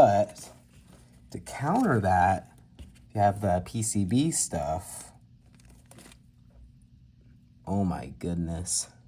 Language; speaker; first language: English; native; English